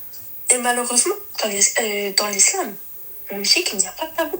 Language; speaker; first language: French; native; French